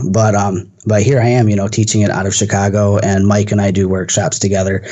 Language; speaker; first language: English; native; English